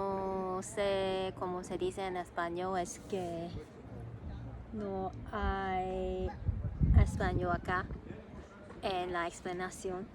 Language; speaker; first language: Spanish; non-native, learner; Cantonese